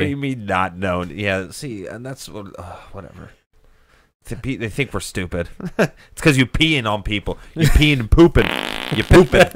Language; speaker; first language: English; native; English